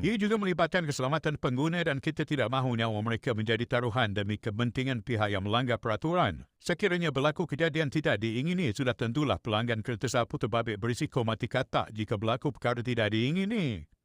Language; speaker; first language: Malay; native; Malay